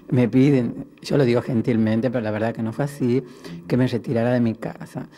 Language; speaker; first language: Spanish; native; Spanish